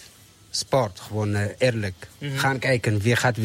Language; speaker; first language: Dutch; non-native, learner; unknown